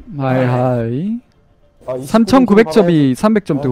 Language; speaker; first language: Korean; native; Korean